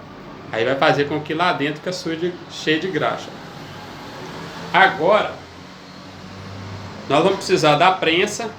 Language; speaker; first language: Portuguese; native; Portuguese